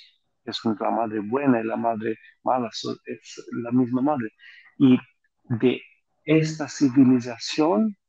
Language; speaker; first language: Spanish; non-native, fluent; Greek